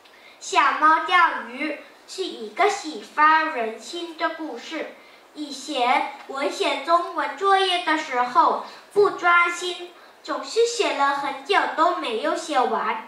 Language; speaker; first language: Chinese; non-native, learner; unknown